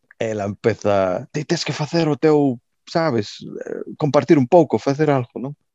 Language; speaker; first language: Galician; native; Galician